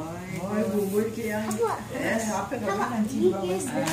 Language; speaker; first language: Korean; native; Korean